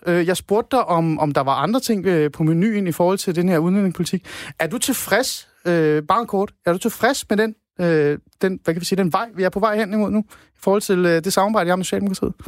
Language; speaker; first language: Danish; non-native, fluent; Persian